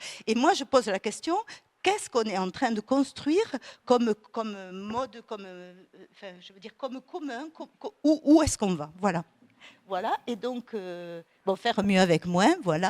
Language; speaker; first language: French; native; French